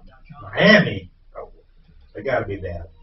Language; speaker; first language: English; native; English